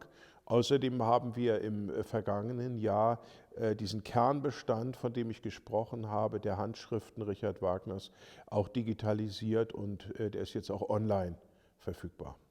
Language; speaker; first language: German; native; German